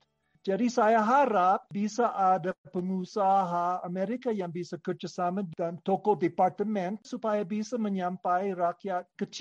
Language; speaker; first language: Indonesian; non-native, fluent; English